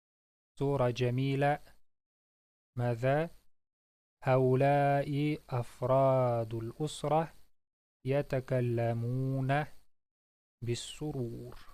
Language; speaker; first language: Arabic; non-native, fluent; Uzbek